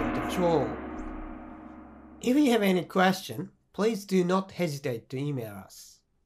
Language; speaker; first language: English; non-native, fluent; Japanese